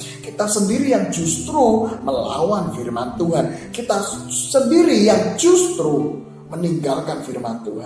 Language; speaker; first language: Indonesian; native; Indonesian